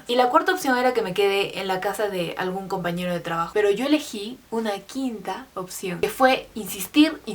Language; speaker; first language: Spanish; native; Spanish